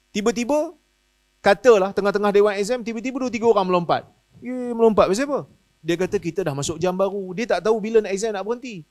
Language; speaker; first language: Malay; native; Malay